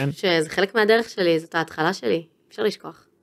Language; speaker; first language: Hebrew; native; Hebrew